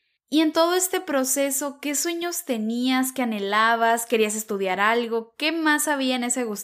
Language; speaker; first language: Spanish; native; Spanish